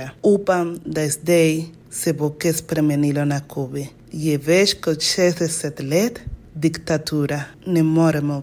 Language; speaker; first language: Slovenian; non-native, learner; Spanish